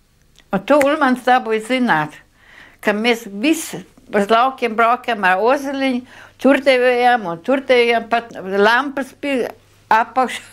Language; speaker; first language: Latvian; non-native, local second language; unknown